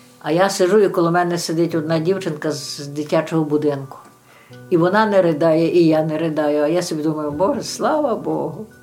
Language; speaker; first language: Ukrainian; native; Ukrainian